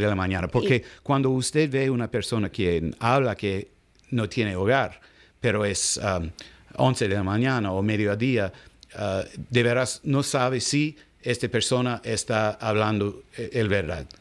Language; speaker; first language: Spanish; non-native, learner; English